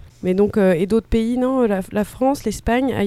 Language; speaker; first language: French; native; French